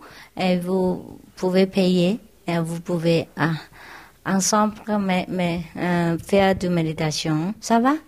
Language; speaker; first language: French; non-native, learner; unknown